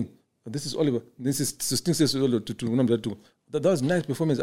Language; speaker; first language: English; non-native, local second language; Shona